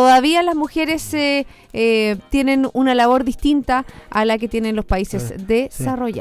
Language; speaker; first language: Spanish; native; Spanish